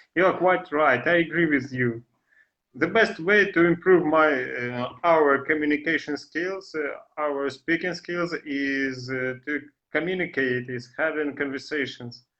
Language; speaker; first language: English; non-native, learner; Ukrainian